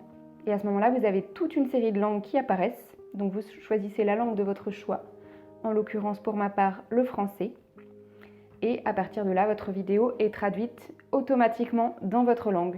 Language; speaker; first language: French; native; French